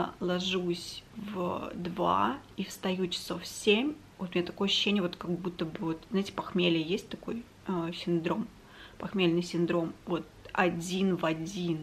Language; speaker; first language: Russian; native; Russian